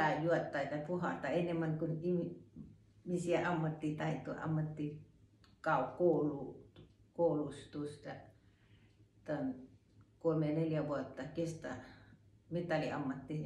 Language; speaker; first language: Finnish; non-native, learner; Thai